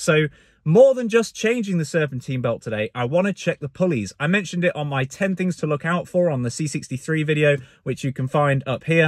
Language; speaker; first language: English; native; English